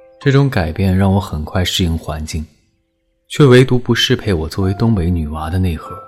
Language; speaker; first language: Chinese; native; Chinese